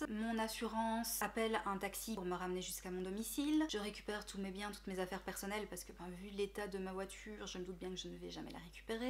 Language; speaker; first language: French; native; French